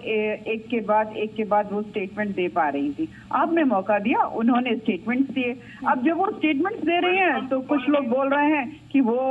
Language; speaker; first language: Hindi; native; Hindi